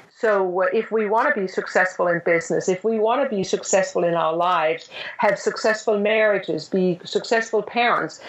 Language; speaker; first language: English; non-native, fluent; Danish